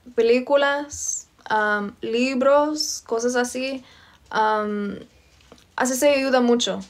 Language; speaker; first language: Spanish; non-native, fluent; English